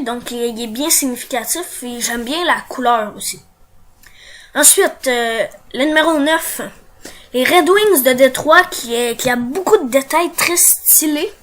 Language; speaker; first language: French; native; French